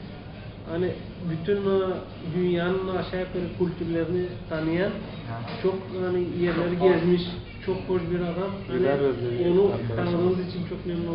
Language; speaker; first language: Turkish; non-native, local second language; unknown